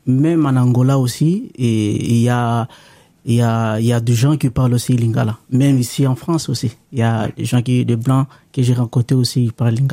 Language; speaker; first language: French; non-native, local second language; Lingala